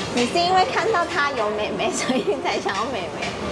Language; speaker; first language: Chinese; native; Chinese